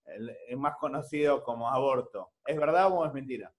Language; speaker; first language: Spanish; native; Spanish